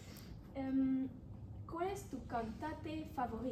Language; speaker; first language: Spanish; non-native, learner; French